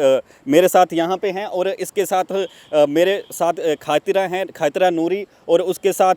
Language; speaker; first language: Hindi; native; Hindi